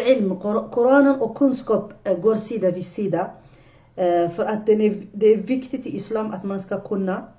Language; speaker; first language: Swedish; non-native, fluent; Arabic